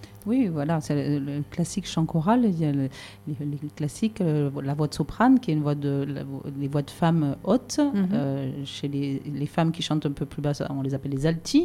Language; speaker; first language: French; native; French